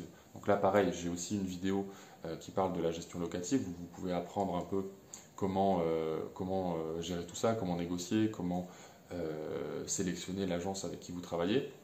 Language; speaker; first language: French; native; French